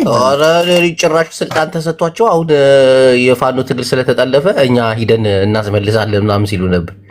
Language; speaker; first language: Amharic; native; Amharic